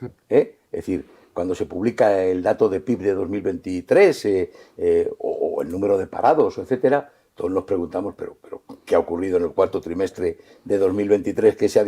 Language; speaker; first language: Spanish; native; Spanish